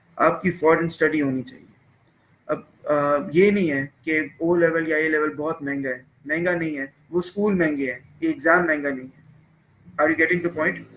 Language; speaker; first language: Urdu; native; Urdu